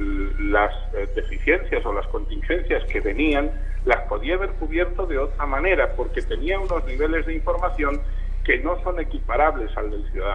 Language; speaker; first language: Spanish; native; Spanish